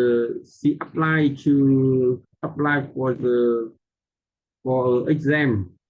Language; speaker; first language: English; non-native, learner; Vietnamese